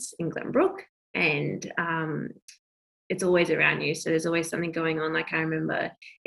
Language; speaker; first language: English; native; English